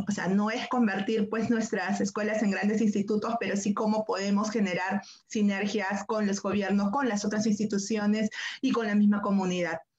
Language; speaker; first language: Spanish; native; Spanish